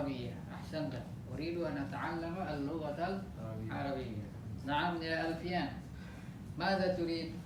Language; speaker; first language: Arabic; non-native, fluent; Indonesian